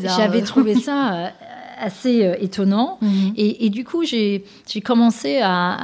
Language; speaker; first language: French; non-native, fluent; Danish